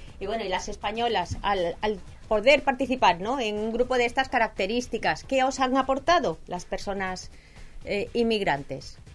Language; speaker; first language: Spanish; native; Spanish